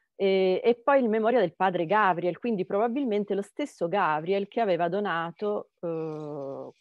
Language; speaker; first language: Italian; native; Italian